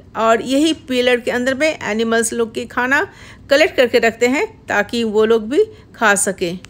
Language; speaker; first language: Hindi; non-native, local second language; Bangla